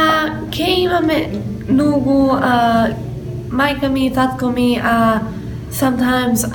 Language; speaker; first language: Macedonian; early bilingual, heritage; Macedonian